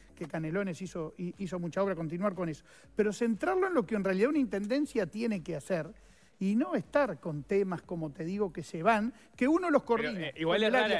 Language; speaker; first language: Spanish; native; Spanish